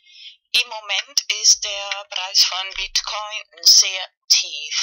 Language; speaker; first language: German; non-native, fluent; Spanish